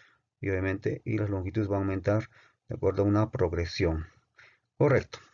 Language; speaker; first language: Spanish; native; Spanish